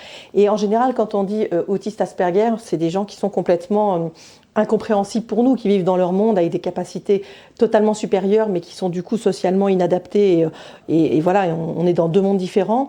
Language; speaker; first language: French; native; French